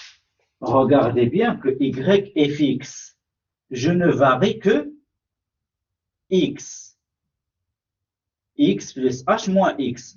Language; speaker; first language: French; non-native, local second language; Arabic